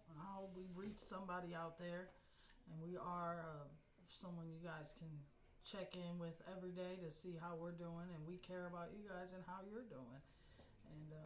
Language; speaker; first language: English; native; English